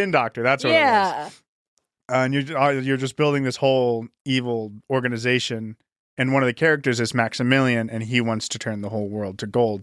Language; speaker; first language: English; native; English